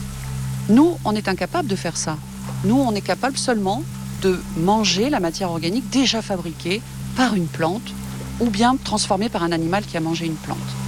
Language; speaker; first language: French; native; French